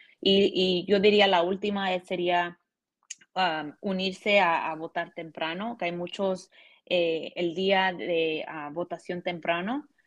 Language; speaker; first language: Spanish; early bilingual, heritage; Spanish